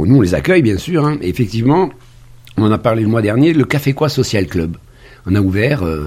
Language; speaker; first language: French; native; French